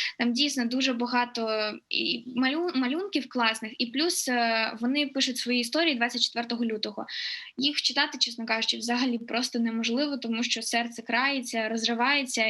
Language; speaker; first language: Ukrainian; non-native, local second language; Russian